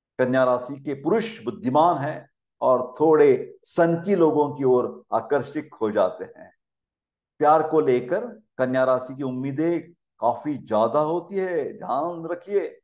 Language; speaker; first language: Hindi; non-native, local second language; Marathi